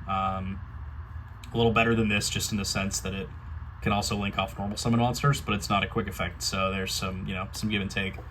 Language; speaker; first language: English; native; English